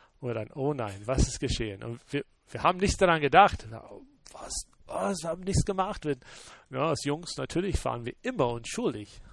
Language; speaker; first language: German; non-native, fluent; English